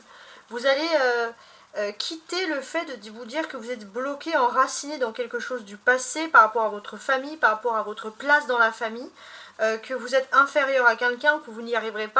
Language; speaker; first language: French; native; French